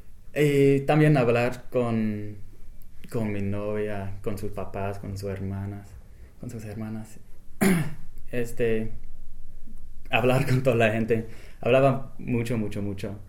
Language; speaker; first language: Spanish; non-native, fluent; English